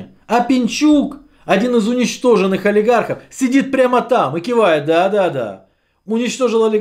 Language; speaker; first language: Russian; native; Russian